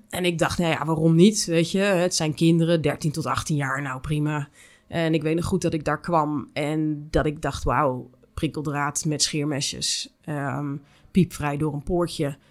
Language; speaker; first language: Dutch; native; Dutch